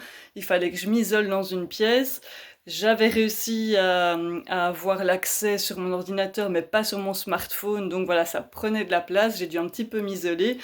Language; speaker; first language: French; native; French